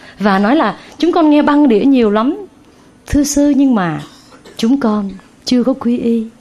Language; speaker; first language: Vietnamese; native; Vietnamese